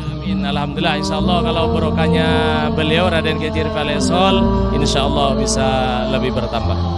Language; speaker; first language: Indonesian; non-native, local second language; Madurese